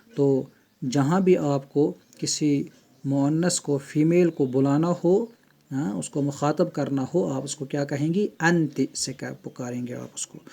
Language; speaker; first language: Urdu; non-native, local second language; Kashmiri